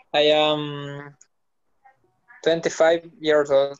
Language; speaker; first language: English; non-native, learner; Spanish